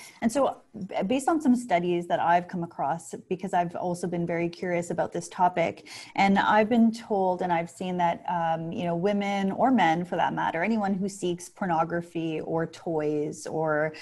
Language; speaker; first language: English; native; English